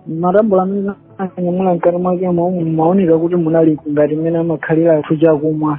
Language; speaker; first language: Nyanja; native; Nyanja